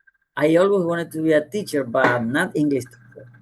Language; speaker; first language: English; non-native, fluent; Spanish